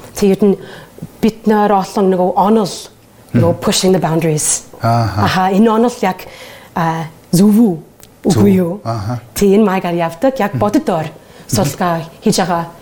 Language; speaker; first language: Mongolian; non-native, learner; English